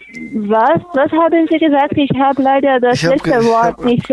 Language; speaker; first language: German; non-native, fluent; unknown